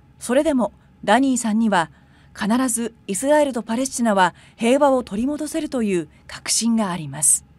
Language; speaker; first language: Japanese; native; Japanese